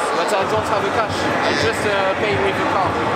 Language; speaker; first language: English; non-native, learner; French